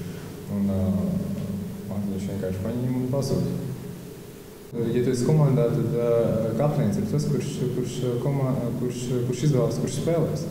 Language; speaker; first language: Latvian; non-native, local second language; Russian